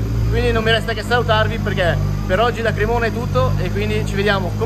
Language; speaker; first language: Italian; native; Italian